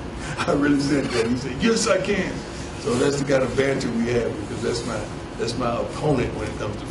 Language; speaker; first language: English; native; English